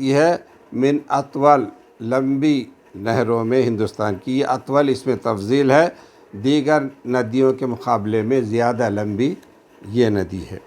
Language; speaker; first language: Urdu; native; Urdu